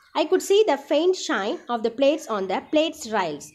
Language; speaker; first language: English; non-native, local second language; Tamil